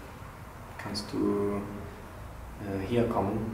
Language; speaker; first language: German; non-native, learner; English